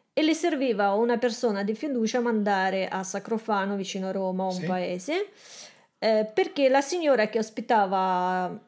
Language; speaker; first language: Italian; non-native, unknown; Russian